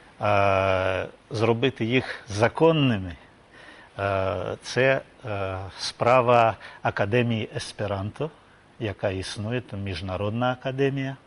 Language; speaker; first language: Ukrainian; non-native, local second language; Russian